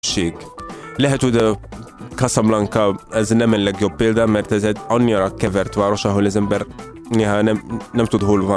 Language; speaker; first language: Hungarian; non-native, learner; Arabic